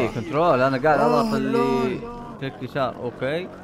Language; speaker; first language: Arabic; native; Arabic